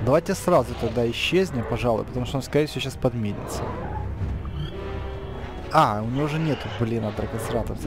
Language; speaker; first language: Russian; native; Russian